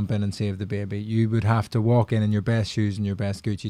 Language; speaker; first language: English; native; English